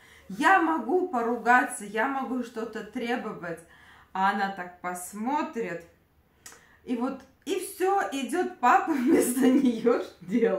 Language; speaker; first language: Russian; native; Russian